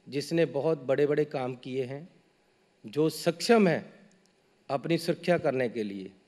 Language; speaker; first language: Hindi; native; Hindi